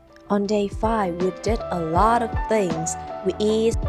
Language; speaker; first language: English; non-native, learner; Vietnamese